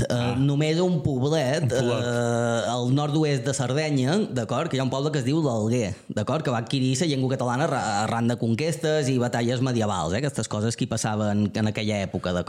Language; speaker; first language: Catalan; native; Catalan